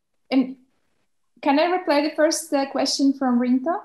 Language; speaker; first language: English; non-native, fluent; Belarusian